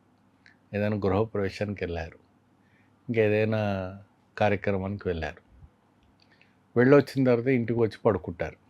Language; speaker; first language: Telugu; non-native, fluent; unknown